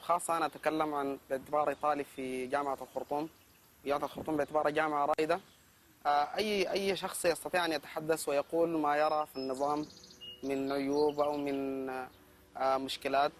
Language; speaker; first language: Arabic; native; Arabic